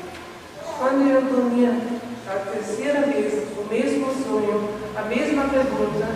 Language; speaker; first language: Portuguese; non-native, fluent; German